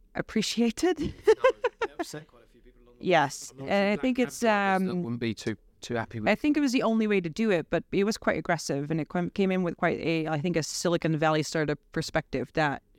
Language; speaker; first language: English; non-native, fluent; Dutch